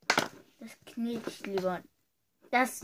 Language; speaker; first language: German; early bilingual, other home language; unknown